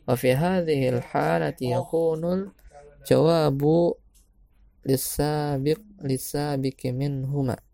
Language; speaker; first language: Arabic; non-native, fluent; Indonesian